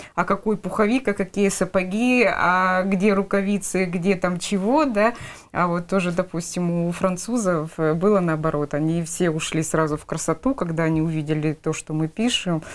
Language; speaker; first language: Russian; native; Russian